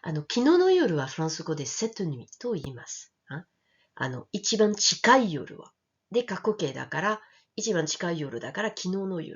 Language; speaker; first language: Japanese; non-native, fluent; French